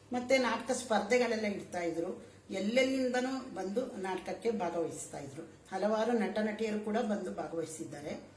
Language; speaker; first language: Kannada; native; Kannada